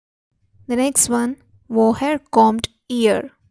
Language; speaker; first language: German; non-native, fluent; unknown